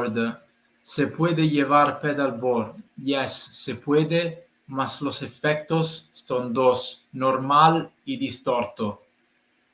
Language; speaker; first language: Spanish; non-native, learner; Italian